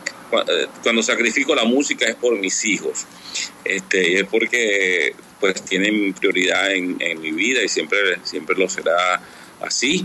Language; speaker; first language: Spanish; native; Spanish